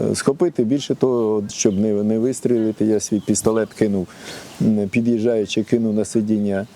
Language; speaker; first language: Ukrainian; native; Ukrainian